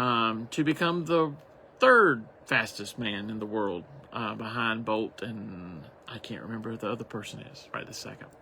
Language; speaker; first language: English; native; English